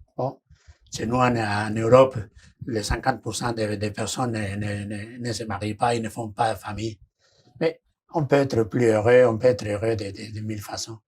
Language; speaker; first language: French; non-native, fluent; Spanish